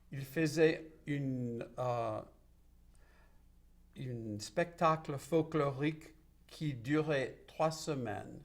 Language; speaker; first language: French; non-native, local second language; English